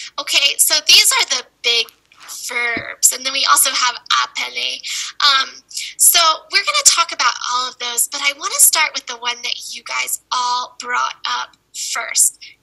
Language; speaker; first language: English; native; English